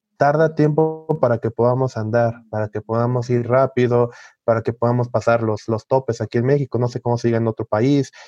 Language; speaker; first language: Spanish; native; Spanish